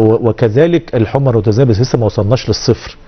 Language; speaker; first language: Arabic; native; Arabic